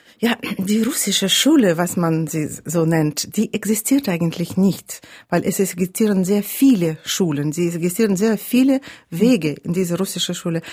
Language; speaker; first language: German; non-native, fluent; Russian